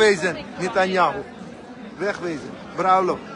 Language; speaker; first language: Dutch; non-native, fluent; Azerbaijani